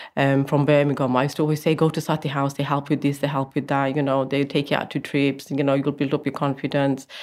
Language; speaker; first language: English; native; English